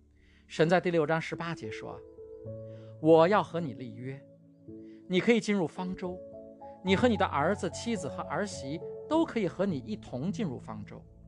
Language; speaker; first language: Chinese; native; Chinese